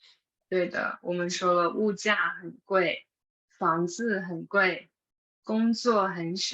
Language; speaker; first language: Chinese; non-native, fluent; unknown